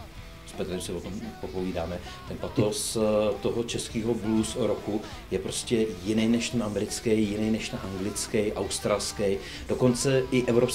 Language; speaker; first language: Czech; native; Czech